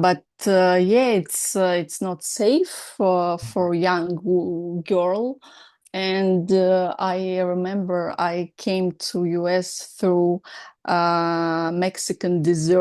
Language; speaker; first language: English; non-native, learner; Russian